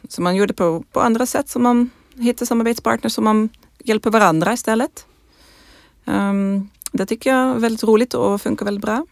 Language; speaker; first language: Swedish; non-native, fluent; Dutch